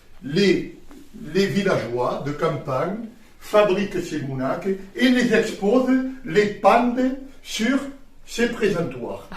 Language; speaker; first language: French; native; French